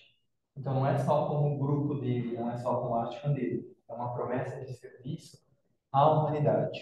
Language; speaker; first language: Portuguese; native; Portuguese